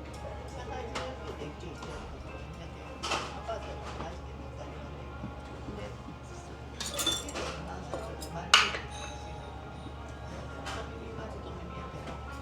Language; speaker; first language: Japanese; native; Japanese